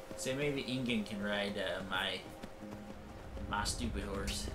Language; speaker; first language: English; native; English